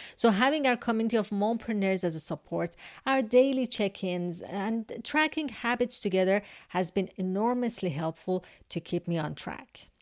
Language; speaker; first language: English; non-native, fluent; Persian